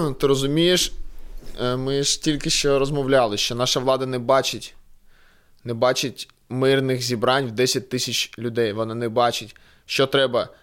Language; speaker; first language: Ukrainian; non-native, local second language; Russian